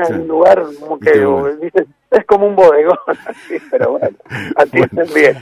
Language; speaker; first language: Spanish; native; Spanish